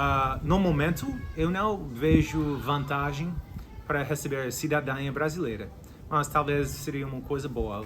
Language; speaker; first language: Portuguese; non-native, learner; English